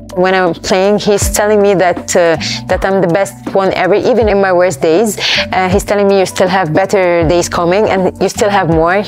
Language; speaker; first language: English; non-native, fluent; Arabic